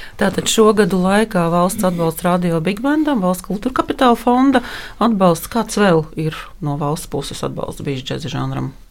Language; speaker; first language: Latvian; native; Latvian